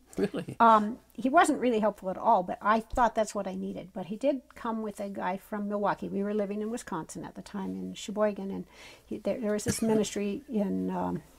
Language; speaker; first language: English; native; English